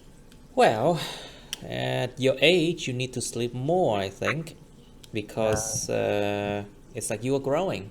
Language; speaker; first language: English; non-native, fluent; Vietnamese